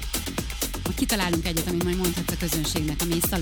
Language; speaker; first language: Hungarian; native; Hungarian